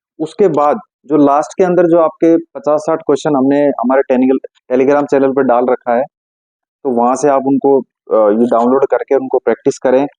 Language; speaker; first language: Hindi; native; Hindi